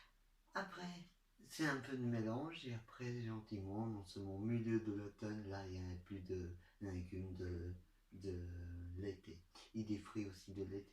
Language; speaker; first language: French; non-native, learner; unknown